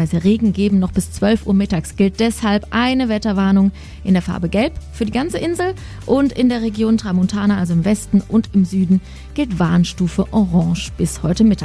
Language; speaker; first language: German; native; German